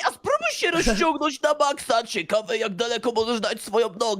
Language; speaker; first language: Polish; native; Polish